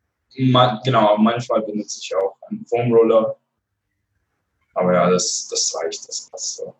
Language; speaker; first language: German; non-native, fluent; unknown